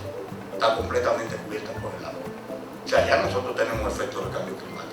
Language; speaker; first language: Spanish; native; Spanish